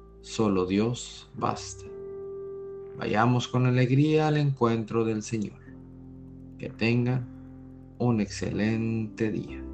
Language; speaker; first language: Spanish; native; Spanish